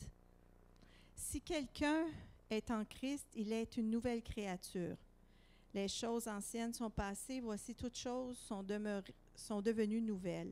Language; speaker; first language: French; native; French